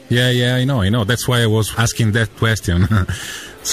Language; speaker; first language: English; non-native, fluent; Italian